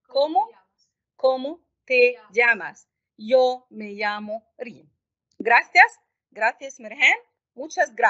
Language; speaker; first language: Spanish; non-native, fluent; Arabic